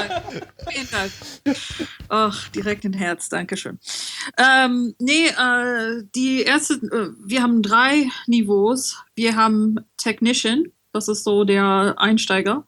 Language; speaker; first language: German; non-native, fluent; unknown